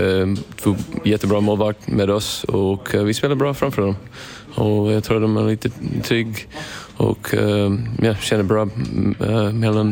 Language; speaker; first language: Swedish; non-native, learner; English